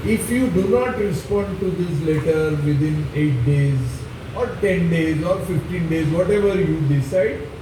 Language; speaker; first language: English; non-native, local second language; Marathi